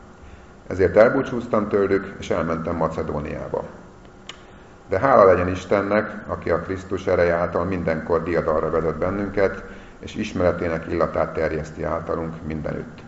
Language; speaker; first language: Hungarian; native; Hungarian